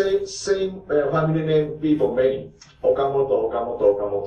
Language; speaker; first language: English; non-native, learner; Japanese